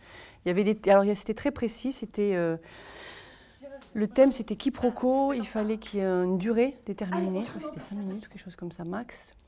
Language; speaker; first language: French; native; French